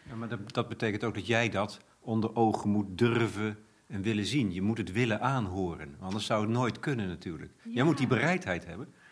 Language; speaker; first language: Dutch; native; Dutch